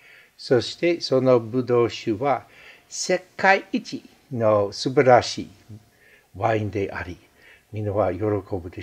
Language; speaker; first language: Japanese; non-native, fluent; English